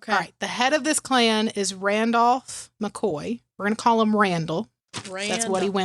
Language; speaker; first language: English; native; English